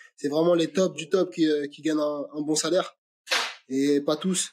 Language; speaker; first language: French; native; French